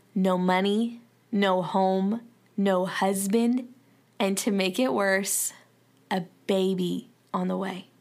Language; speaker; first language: English; native; English